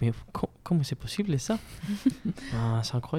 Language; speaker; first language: French; non-native, learner; Spanish